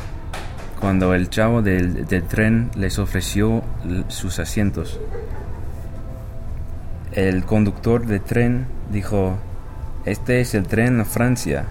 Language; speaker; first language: Spanish; non-native, learner; English